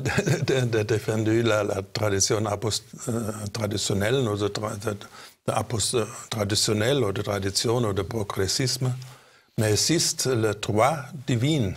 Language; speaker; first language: French; non-native, fluent; German